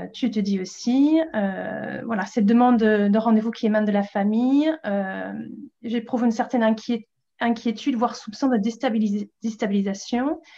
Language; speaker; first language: French; non-native, fluent; English